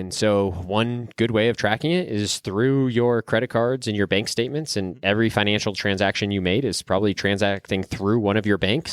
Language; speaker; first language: English; native; English